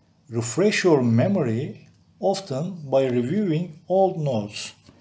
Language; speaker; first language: English; non-native, fluent; Turkish